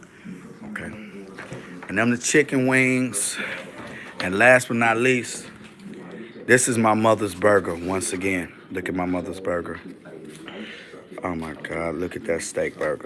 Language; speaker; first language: English; native; English